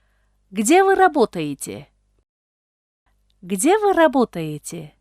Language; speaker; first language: Russian; non-native, fluent; Tajik